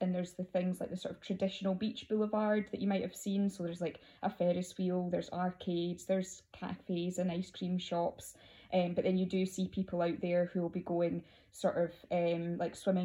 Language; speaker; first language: English; native; English